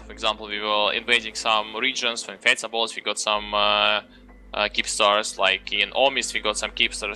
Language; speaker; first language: English; non-native, fluent; Russian